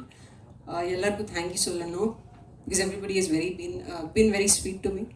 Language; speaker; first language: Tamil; non-native, learner; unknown